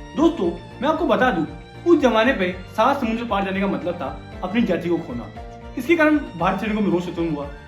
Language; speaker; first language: Hindi; non-native, local second language; Bangla